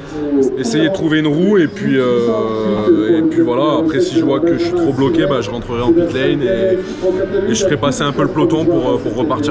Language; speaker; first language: French; native; French